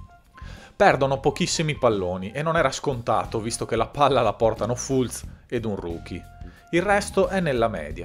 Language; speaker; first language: Italian; native; Italian